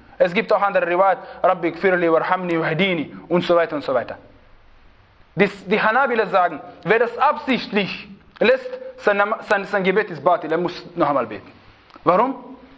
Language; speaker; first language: German; non-native, fluent; Arabic